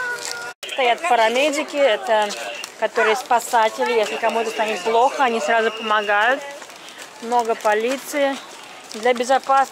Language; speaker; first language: Russian; native; Russian